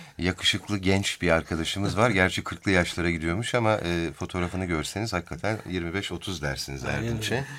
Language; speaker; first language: Turkish; native; Turkish